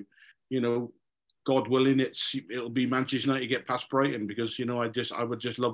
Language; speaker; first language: English; native; English